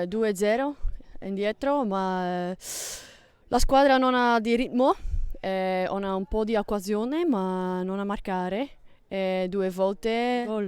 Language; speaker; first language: Italian; non-native, learner; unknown